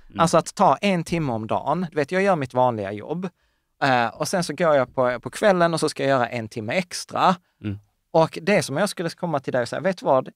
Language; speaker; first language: Swedish; native; Swedish